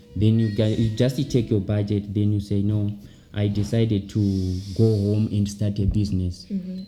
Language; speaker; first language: English; non-native, local second language; Shona